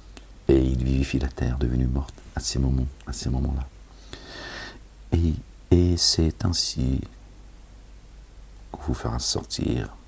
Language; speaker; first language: French; native; French